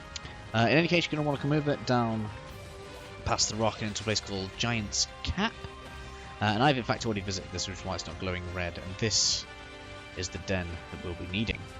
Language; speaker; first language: English; native; English